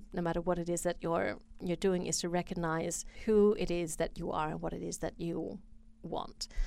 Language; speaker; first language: English; non-native, fluent; Finnish